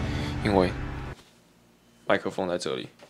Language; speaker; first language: Chinese; native; Chinese